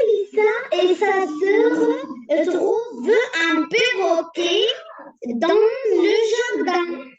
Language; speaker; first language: French; non-native, learner; Arabic